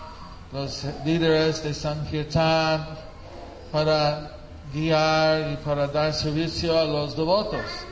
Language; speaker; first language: Spanish; non-native, fluent; English